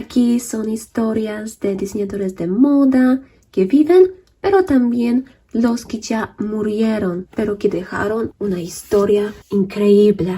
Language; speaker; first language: Spanish; non-native, fluent; Polish